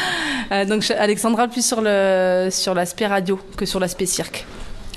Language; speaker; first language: French; native; French